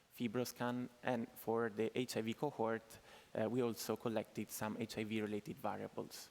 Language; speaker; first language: English; non-native, fluent; Italian